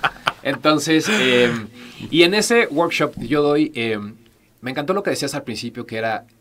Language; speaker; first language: Spanish; native; Spanish